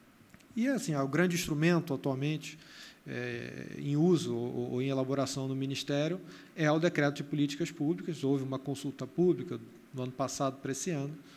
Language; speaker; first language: Portuguese; native; Portuguese